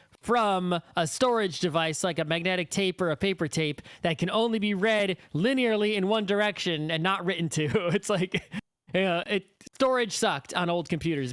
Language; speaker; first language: English; native; English